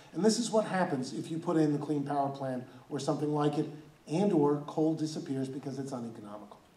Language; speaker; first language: English; native; English